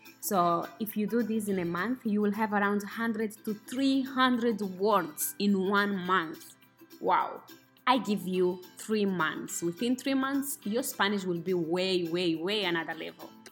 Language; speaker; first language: English; non-native, fluent; Spanish